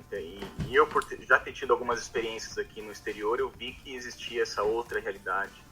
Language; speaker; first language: Portuguese; native; Portuguese